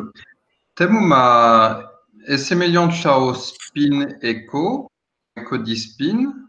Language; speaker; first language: Portuguese; non-native, fluent; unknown